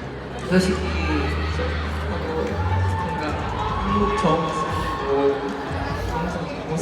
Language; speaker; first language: Korean; non-native, fluent; Filipino